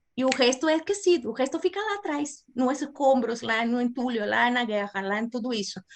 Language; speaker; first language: Portuguese; non-native, fluent; Spanish